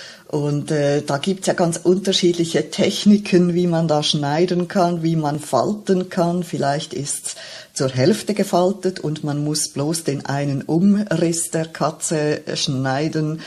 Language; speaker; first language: German; native; German